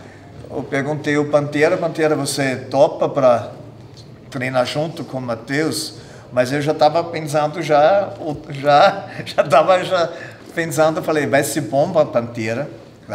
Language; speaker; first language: Portuguese; non-native, fluent; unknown